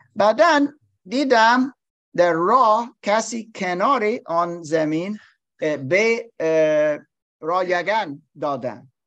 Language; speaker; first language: Persian; non-native, learner; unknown